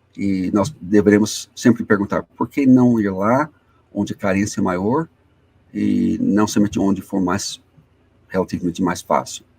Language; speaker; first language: Portuguese; non-native, fluent; English